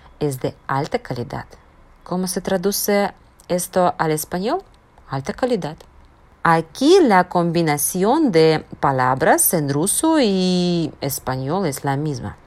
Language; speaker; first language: Spanish; non-native, fluent; Russian